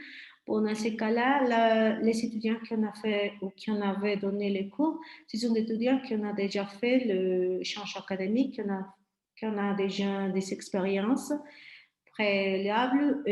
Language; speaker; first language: French; non-native, fluent; Spanish